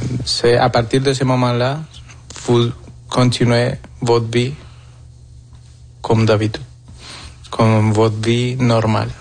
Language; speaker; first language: French; non-native, fluent; Spanish